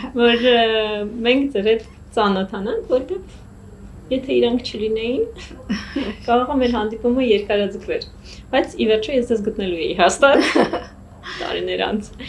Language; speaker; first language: Armenian; native; Armenian